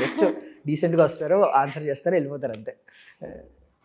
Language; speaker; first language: Telugu; native; Telugu